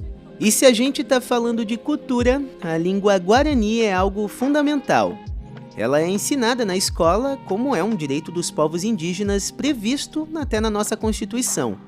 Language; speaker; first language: Portuguese; native; Portuguese